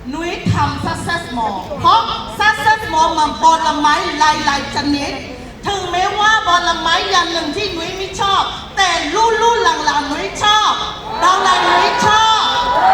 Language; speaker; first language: Thai; non-native, fluent; Burmese